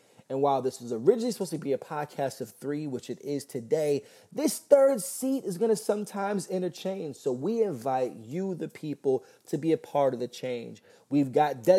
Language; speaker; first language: English; native; English